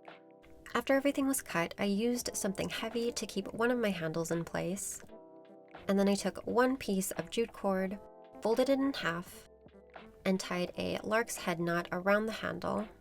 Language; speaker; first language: English; native; English